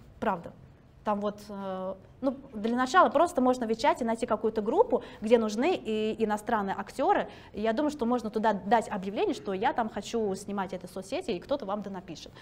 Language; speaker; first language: Russian; early bilingual, other home language; Chinese